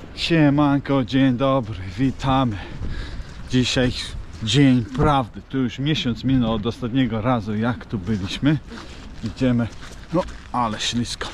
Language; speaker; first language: Polish; non-native, fluent; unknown